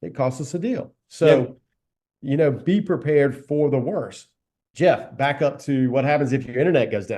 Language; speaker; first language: English; native; English